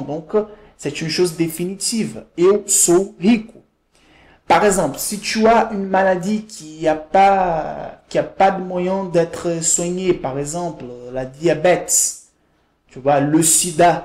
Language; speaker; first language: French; non-native, fluent; Portuguese